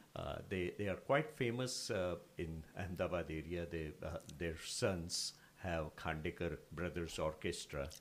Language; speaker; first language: English; non-native, local second language; Marathi